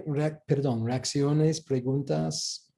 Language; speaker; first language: Spanish; non-native, fluent; English